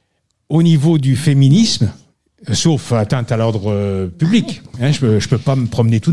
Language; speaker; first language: French; native; French